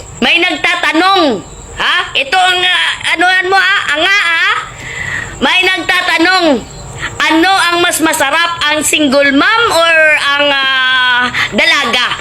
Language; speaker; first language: Filipino; non-native, local second language; Hiligaynon